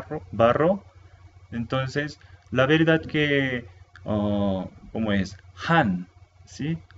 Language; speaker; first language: Spanish; non-native, fluent; Korean